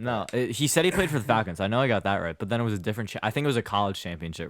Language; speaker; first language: English; native; English